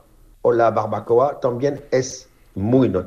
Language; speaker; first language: Spanish; non-native, fluent; French